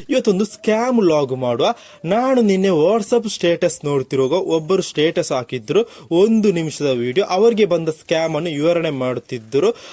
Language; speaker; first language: Kannada; non-native, local second language; Tulu